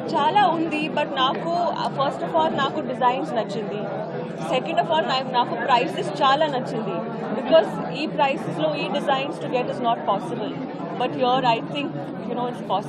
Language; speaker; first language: Telugu; non-native, learner; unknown